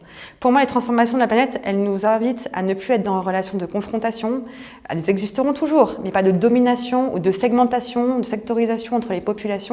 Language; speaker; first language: French; native; French